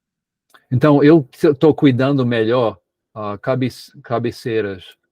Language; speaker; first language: Portuguese; non-native, fluent; English